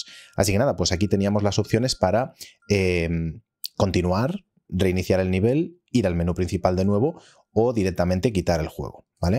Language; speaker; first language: Spanish; native; Spanish